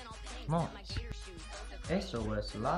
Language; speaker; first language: Spanish; non-native, learner; English